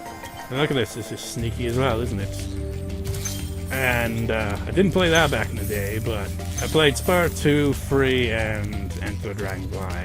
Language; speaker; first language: English; native; English